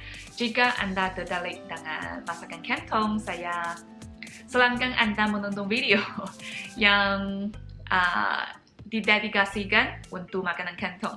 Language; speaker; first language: Indonesian; non-native, fluent; Chinese